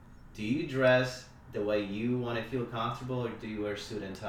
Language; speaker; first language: English; non-native, fluent; Polish